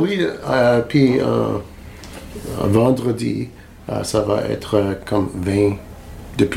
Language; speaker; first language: French; non-native, learner; English